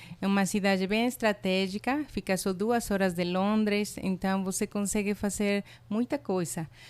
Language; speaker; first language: Portuguese; non-native, fluent; Spanish